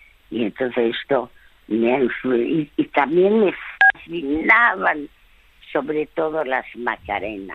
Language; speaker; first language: Spanish; early bilingual, other home language; French